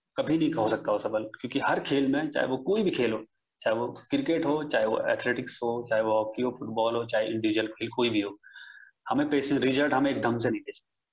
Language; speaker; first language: Hindi; native; Hindi